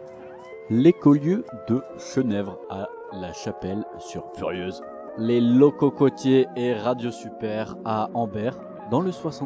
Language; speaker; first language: French; native; French